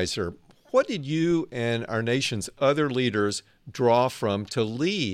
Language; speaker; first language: English; native; English